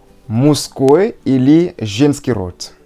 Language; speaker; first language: Russian; non-native, fluent; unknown